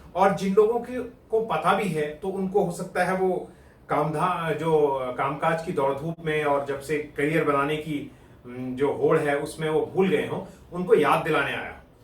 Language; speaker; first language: Hindi; native; Hindi